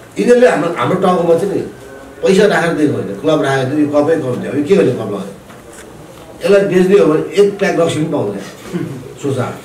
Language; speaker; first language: Nepali; non-native, local second language; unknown